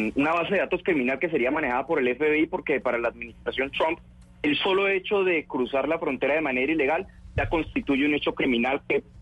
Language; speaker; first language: Spanish; native; Spanish